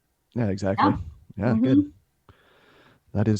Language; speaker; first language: English; native; English